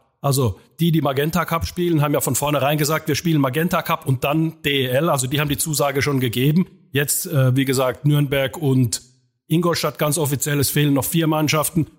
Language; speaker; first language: German; non-native, fluent; Finnish